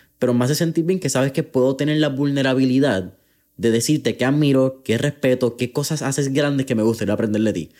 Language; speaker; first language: Spanish; native; Spanish